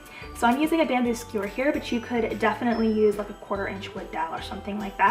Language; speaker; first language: English; native; English